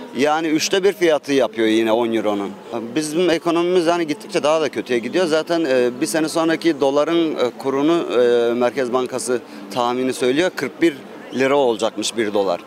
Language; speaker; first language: Turkish; native; Turkish